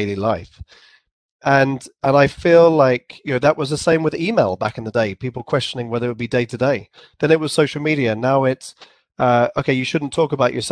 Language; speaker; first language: English; native; English